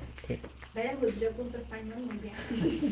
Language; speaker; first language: Spanish; native; Spanish